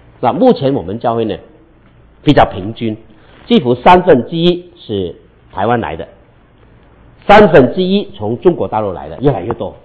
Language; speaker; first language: Chinese; non-native, local second language; Cantonese